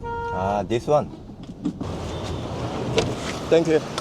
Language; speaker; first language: English; non-native, learner; Korean